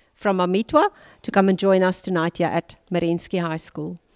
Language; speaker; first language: English; non-native, local second language; Afrikaans